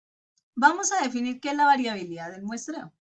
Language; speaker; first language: Spanish; native; Spanish